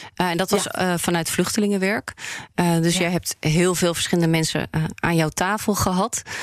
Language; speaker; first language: Dutch; native; Dutch